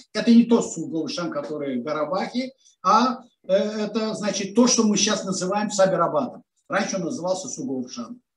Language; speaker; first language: Russian; non-native, local second language; Azerbaijani